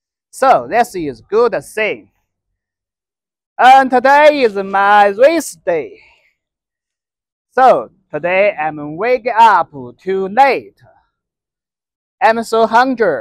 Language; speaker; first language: English; non-native, learner; Chinese